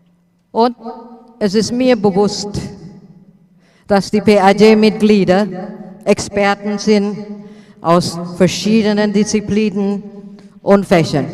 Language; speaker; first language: German; non-native, fluent; Indonesian